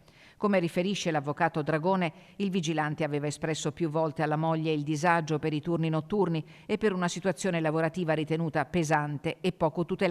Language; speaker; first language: Italian; native; Italian